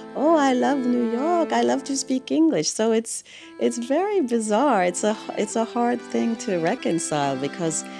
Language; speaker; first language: English; native; English